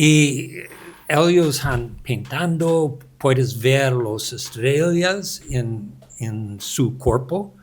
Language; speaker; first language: Spanish; non-native, learner; English